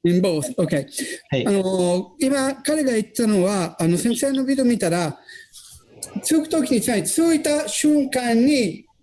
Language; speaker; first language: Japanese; non-native, fluent; Italian